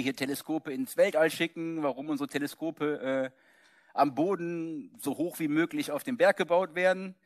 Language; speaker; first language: German; native; German